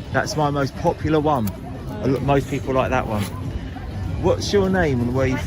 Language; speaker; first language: English; native; English